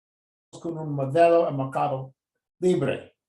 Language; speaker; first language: Spanish; non-native, fluent; English